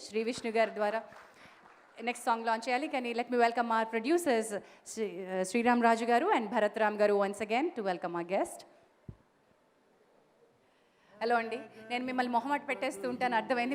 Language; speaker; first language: Telugu; native; Telugu